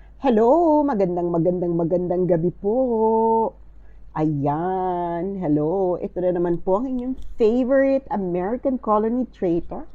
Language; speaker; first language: Filipino; native; Filipino